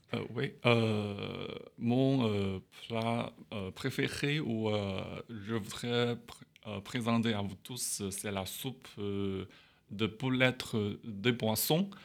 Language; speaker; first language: French; non-native, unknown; Chinese